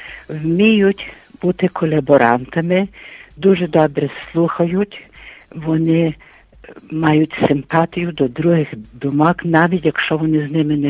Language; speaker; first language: Ukrainian; early bilingual, heritage; Ukrainian